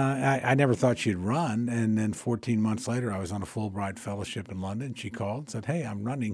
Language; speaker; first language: English; native; English